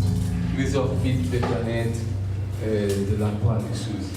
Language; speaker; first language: French; non-native, fluent; Portuguese